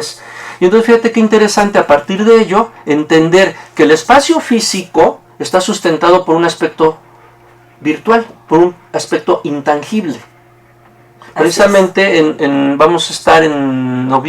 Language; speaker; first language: Spanish; native; Spanish